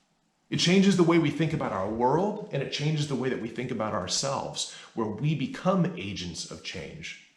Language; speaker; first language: English; native; English